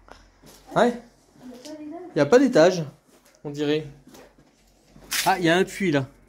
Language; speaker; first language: French; native; French